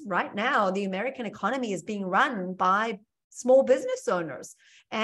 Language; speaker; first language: English; native; English